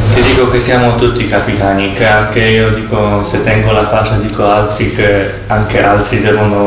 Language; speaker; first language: Italian; non-native, fluent; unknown